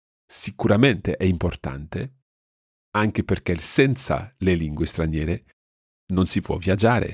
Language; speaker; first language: Italian; non-native, fluent; English